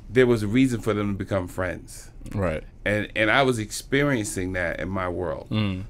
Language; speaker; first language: English; native; English